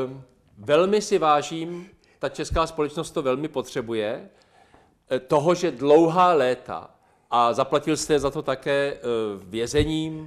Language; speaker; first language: Czech; native; Czech